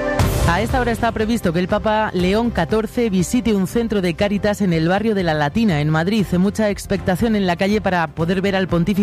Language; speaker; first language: Spanish; native; Spanish